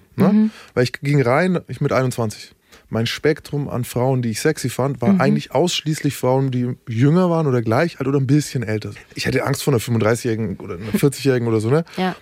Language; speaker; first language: German; native; German